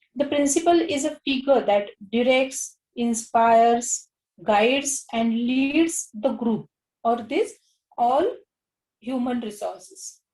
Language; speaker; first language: English; non-native, local second language; Marathi